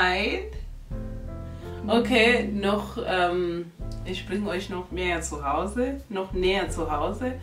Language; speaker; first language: German; non-native, local second language; North Ndebele